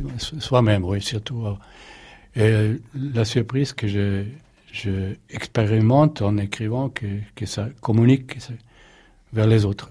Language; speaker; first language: French; non-native, fluent; German